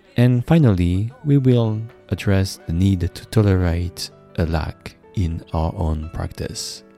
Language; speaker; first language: English; non-native, fluent; French